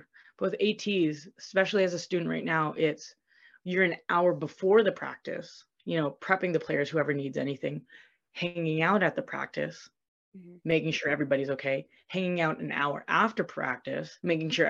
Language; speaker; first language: English; native; English